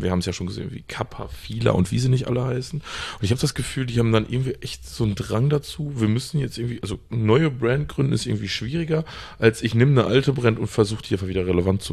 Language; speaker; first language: German; native; German